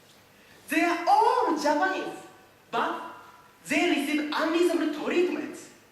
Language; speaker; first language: English; non-native, learner; Japanese